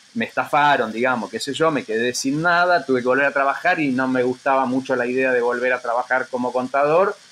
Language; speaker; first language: Spanish; native; Spanish